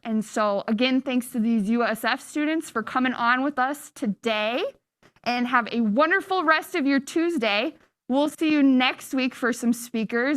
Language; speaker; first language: English; native; English